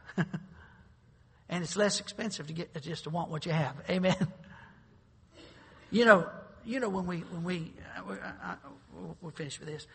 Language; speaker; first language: English; native; English